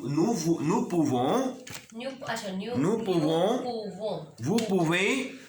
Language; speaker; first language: French; non-native, learner; Hindi